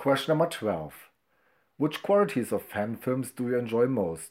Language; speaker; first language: English; non-native, fluent; German